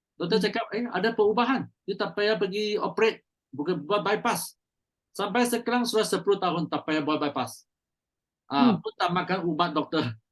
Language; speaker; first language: Malay; non-native, local second language; Chinese